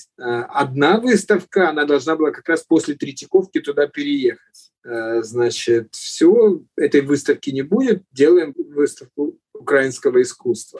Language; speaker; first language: Russian; native; Russian